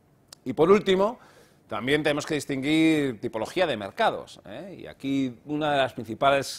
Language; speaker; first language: Spanish; native; Spanish